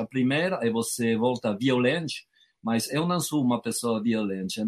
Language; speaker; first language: Portuguese; non-native, fluent; French